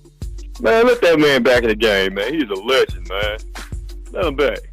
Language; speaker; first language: English; native; English